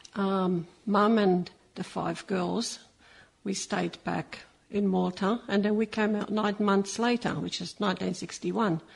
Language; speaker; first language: English; early bilingual, other home language; Maltese